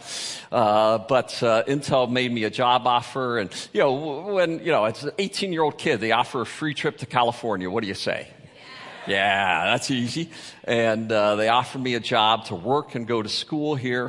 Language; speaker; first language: English; native; English